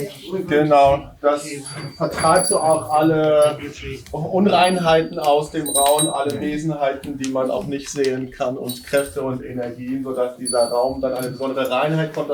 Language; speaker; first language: German; native; German